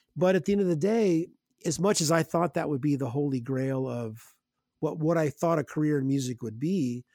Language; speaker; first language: English; native; English